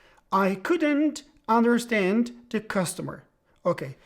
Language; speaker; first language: English; non-native, fluent; Turkish